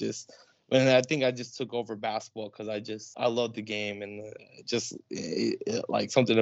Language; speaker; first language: English; native; English